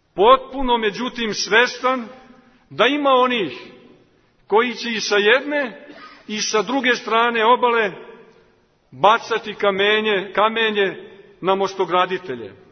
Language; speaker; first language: Serbian; native; Serbian